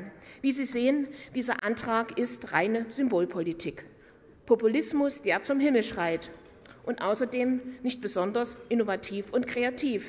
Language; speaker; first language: German; native; German